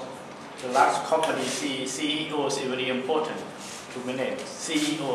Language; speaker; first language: English; non-native, learner; Thai